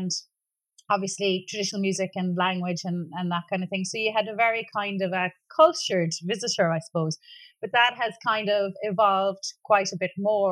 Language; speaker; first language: English; native; English